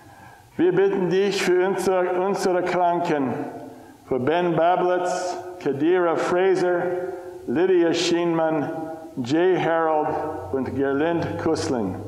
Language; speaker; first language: German; non-native, fluent; English